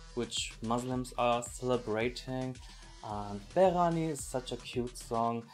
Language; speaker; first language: English; non-native, fluent; German